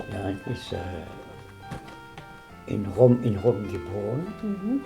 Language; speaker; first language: German; non-native, learner; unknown